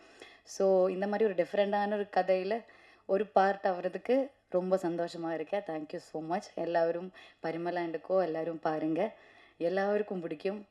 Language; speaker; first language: Tamil; non-native, learner; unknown